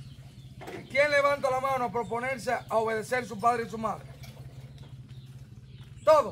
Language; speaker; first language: Spanish; native; Spanish